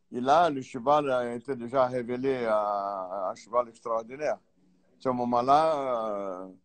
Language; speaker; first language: French; non-native, fluent; Portuguese